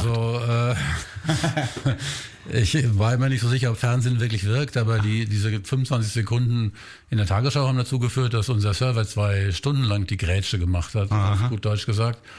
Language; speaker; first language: German; native; German